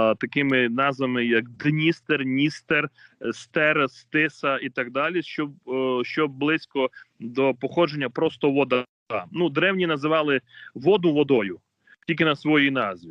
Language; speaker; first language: Ukrainian; native; Ukrainian